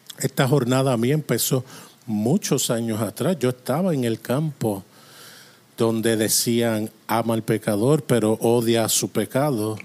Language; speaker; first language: Spanish; non-native, fluent; English